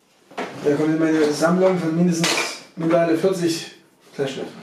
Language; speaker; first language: German; native; German